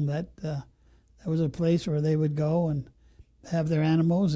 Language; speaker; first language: English; native; English